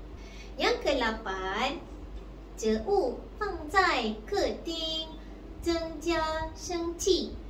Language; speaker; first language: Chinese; non-native, learner; Malay